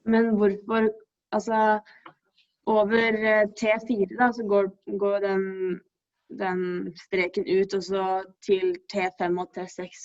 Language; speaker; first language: Norwegian; native; Norwegian